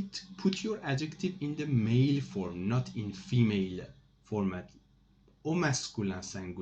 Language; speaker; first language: English; non-native, fluent; Persian